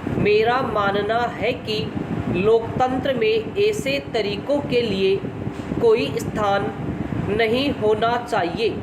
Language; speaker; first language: Hindi; native; Hindi